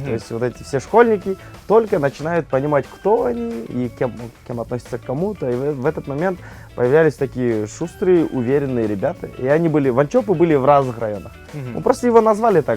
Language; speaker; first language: Russian; native; Russian